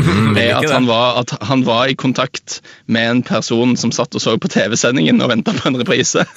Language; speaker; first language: Norwegian; native; Norwegian